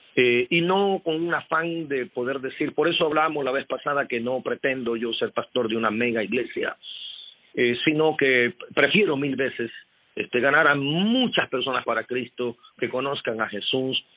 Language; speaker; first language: Spanish; native; Spanish